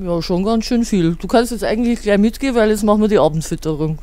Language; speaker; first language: German; native; German